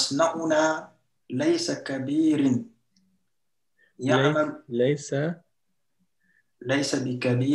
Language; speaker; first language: Arabic; non-native, learner; French